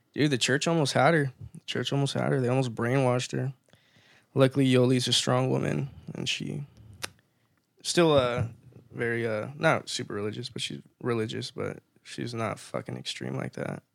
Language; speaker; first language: English; early bilingual, other home language; Spanish